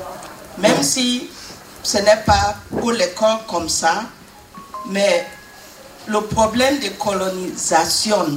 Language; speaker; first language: French; non-native, fluent; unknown